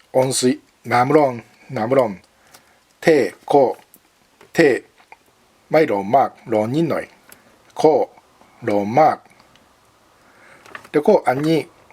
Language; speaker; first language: Thai; non-native, learner; Japanese